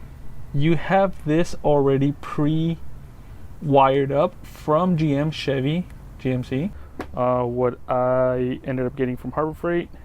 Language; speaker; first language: English; native; English